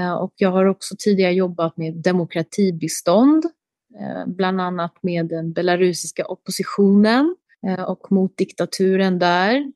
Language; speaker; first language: Swedish; early bilingual, other home language; Albanian